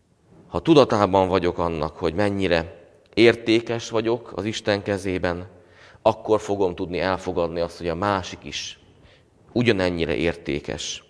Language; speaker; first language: Hungarian; native; Hungarian